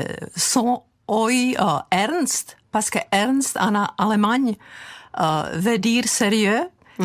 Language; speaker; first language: French; non-native, fluent; Czech